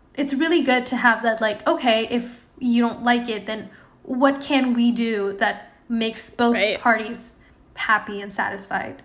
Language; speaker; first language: English; non-native, fluent; Indonesian